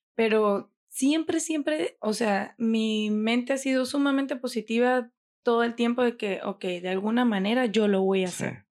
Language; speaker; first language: Spanish; native; Spanish